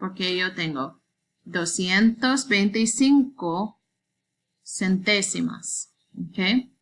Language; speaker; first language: Spanish; non-native, learner; English